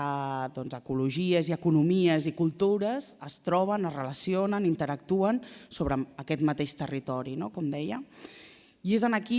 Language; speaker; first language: Catalan; native; Catalan